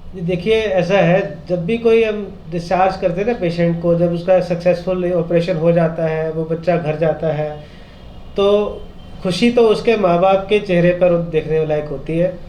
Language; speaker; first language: Hindi; non-native, local second language; Punjabi